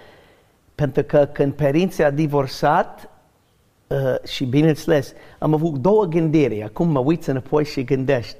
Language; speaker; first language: Romanian; non-native, learner; English